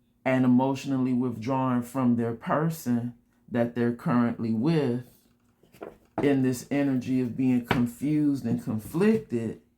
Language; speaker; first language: English; native; English